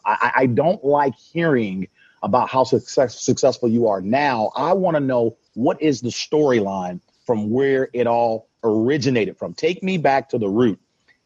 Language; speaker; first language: English; native; English